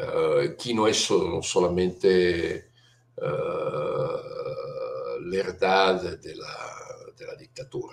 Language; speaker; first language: Spanish; non-native, fluent; Italian